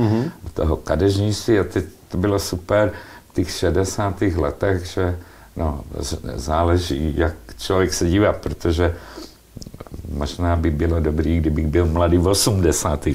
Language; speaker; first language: Czech; non-native, local second language; Slovak